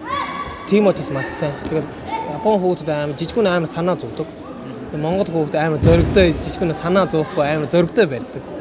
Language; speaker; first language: Mongolian; non-native, learner; Japanese